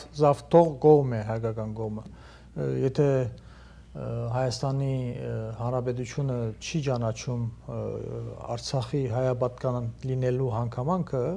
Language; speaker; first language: Armenian; early bilingual, heritage; Armenian